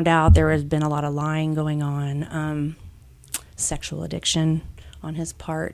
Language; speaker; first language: English; native; English